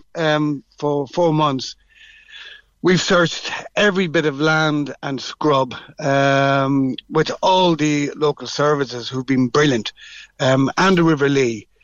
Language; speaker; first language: English; native; English